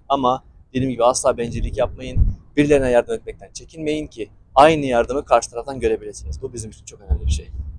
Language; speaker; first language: Turkish; native; Turkish